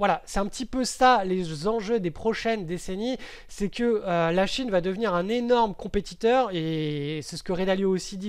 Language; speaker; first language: French; native; French